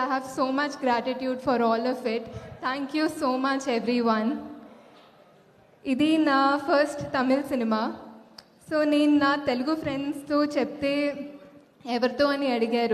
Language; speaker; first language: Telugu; non-native, fluent; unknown